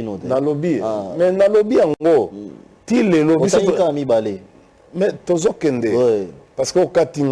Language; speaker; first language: French; non-native, local second language; Lingala